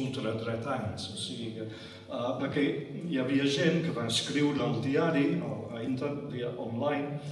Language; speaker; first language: Catalan; non-native, fluent; English